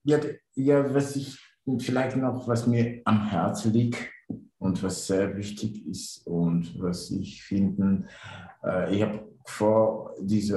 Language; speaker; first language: German; non-native, learner; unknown